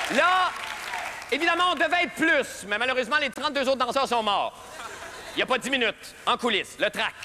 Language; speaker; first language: French; native; French